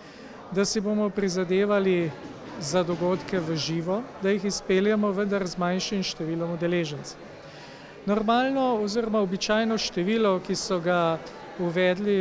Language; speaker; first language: Slovenian; native; Slovenian